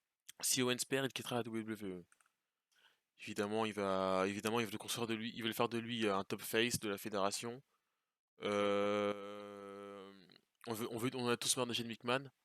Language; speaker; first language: French; native; French